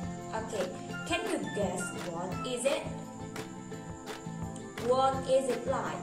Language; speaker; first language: English; non-native, fluent; Indonesian